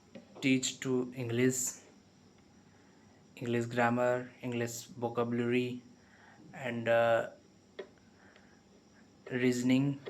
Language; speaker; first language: English; non-native, learner; Hindi